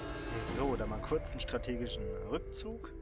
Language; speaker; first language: German; native; German